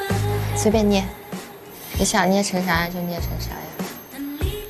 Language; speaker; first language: Chinese; native; Chinese